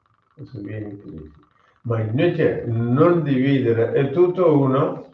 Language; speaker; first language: Italian; non-native, learner; Hindi